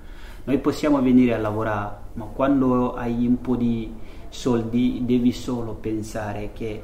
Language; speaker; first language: Italian; non-native, fluent; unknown